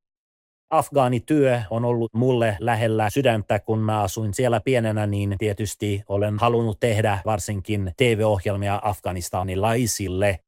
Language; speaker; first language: Finnish; early bilingual, other home language; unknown